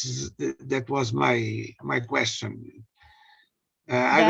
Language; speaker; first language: English; non-native, learner; Portuguese